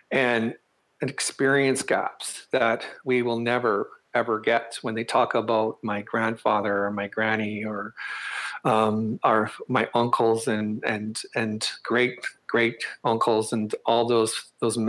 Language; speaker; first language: English; native; English